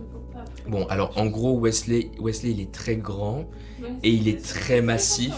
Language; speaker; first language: French; native; French